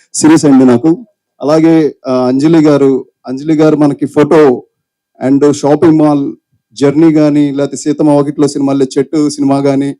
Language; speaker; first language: Telugu; native; Telugu